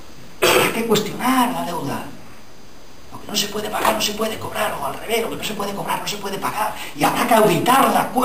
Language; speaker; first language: Spanish; native; Spanish